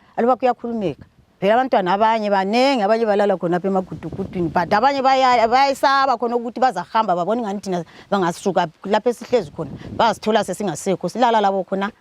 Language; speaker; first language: Zulu; native; Zulu